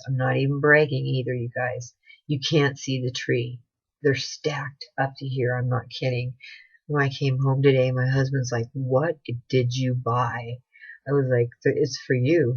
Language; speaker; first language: English; native; English